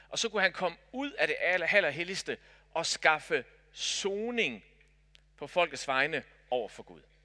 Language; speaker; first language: Danish; native; Danish